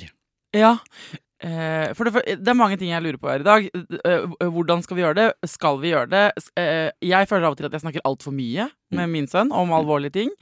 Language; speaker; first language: Norwegian; native; Norwegian